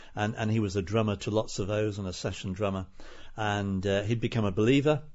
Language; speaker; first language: English; native; English